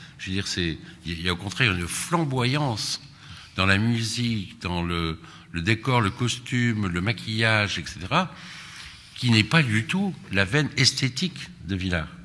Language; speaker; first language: French; native; French